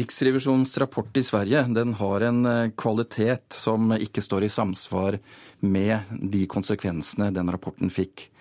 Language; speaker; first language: Norwegian; native; Norwegian